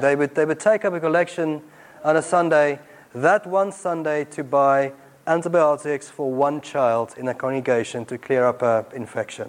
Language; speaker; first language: English; non-native, local second language; Afrikaans